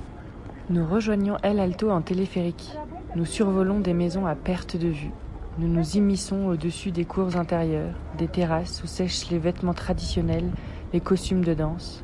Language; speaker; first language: French; native; French